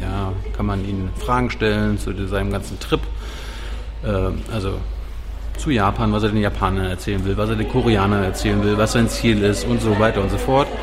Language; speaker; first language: German; native; German